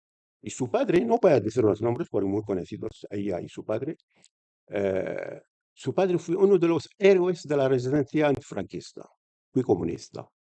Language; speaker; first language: Spanish; non-native, fluent; Arabic